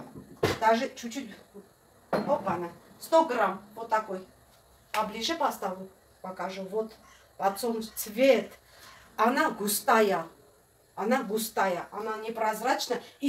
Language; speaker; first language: Russian; non-native, fluent; Armenian